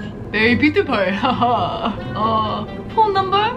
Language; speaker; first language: Korean; non-native, fluent; English